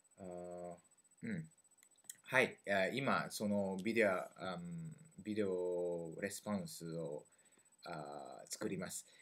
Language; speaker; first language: Japanese; non-native, learner; French